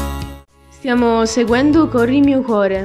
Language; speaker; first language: Italian; native; Italian